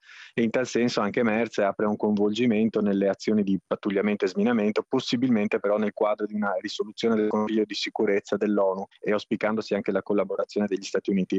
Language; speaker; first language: Italian; native; Italian